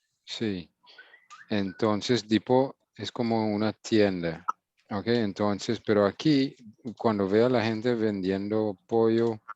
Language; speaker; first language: Spanish; non-native, fluent; English